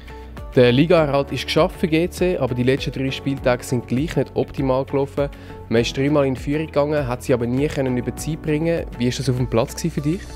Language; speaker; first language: German; native; German